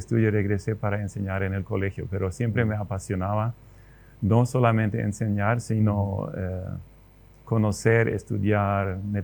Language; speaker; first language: Spanish; non-native, local second language; Plautdietsch